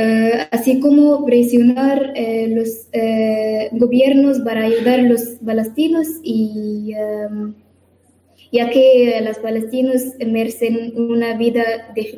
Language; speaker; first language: Spanish; non-native, learner; Arabic